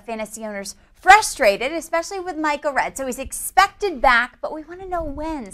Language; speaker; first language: English; native; English